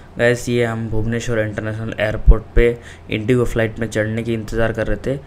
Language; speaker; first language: Hindi; non-native, local second language; Odia